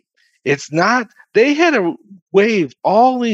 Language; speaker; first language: English; native; English